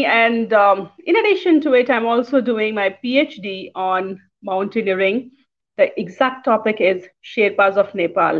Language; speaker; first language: English; non-native, local second language; Hindi